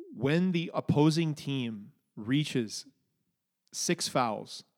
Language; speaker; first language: English; native; English